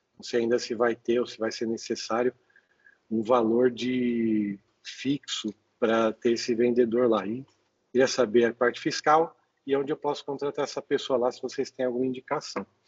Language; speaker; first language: Portuguese; native; Portuguese